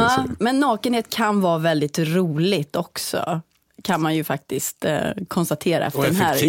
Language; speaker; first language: Swedish; native; Swedish